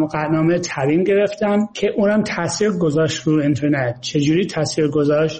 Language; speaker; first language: Persian; early bilingual, heritage; Persian